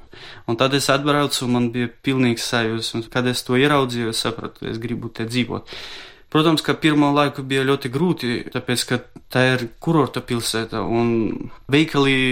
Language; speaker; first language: Latvian; non-native, local second language; Russian